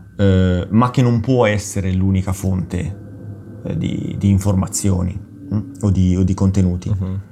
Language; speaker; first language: Italian; native; Italian